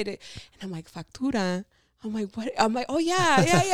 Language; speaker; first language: English; early bilingual, other home language; Spanish